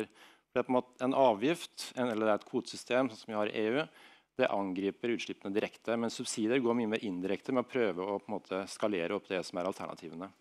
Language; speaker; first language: Norwegian; native; Norwegian